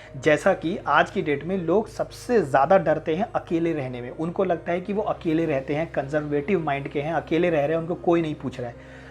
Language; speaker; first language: Hindi; native; Hindi